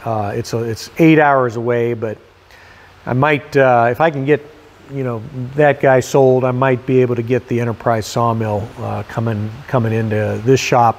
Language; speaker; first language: English; native; English